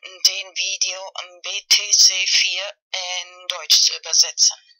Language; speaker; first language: German; non-native, learner; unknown